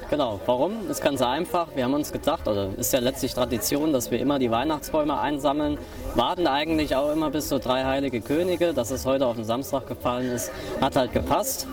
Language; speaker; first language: German; native; German